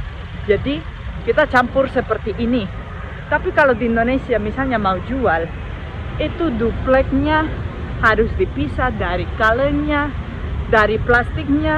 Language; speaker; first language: Indonesian; non-native, fluent; Spanish